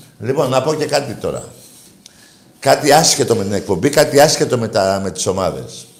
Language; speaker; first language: Greek; native; Greek